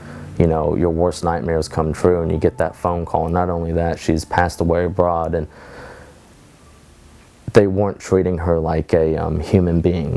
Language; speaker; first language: English; native; English